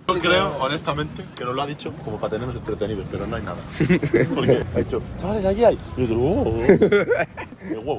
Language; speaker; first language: Spanish; native; Spanish